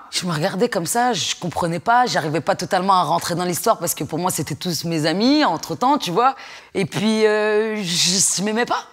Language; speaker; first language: French; native; French